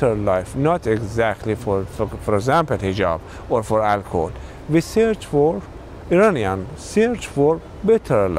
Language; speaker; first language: English; non-native, learner; Persian